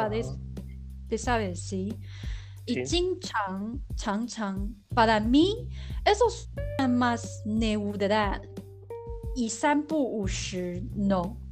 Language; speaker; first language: Spanish; non-native, learner; Chinese